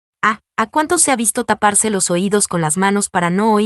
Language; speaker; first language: Spanish; native; Spanish